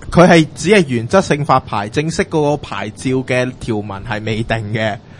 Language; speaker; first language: Chinese; non-native, local second language; Cantonese